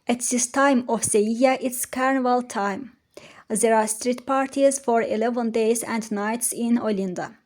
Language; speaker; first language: English; non-native, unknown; Azerbaijani